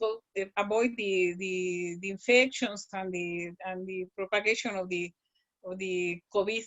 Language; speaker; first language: English; non-native, learner; Spanish